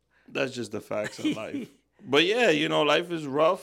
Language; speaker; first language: English; early bilingual, other home language; Spanish